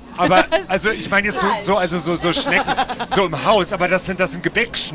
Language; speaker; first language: German; native; German